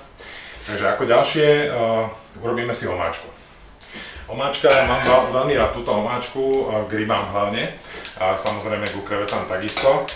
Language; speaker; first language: Slovak; native; Slovak